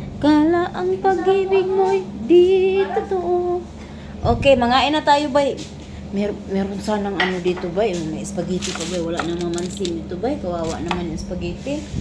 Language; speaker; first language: Filipino; non-native, local second language; Cebuano